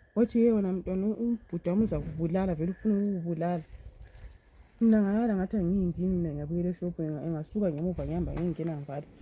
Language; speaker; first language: Zulu; native; Zulu